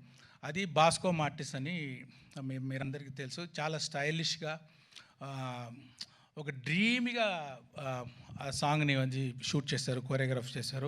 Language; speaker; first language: Telugu; non-native, fluent; Tamil